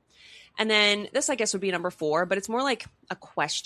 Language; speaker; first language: English; native; English